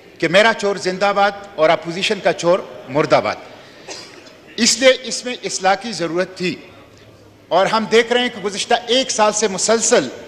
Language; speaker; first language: Urdu; non-native, local second language; Pashto